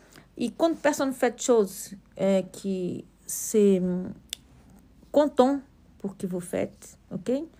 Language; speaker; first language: French; non-native, learner; Portuguese